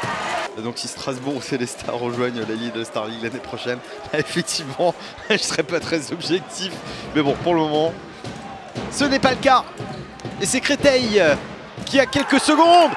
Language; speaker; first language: French; native; French